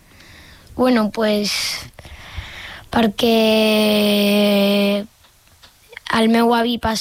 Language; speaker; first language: Catalan; non-native, local second language; Spanish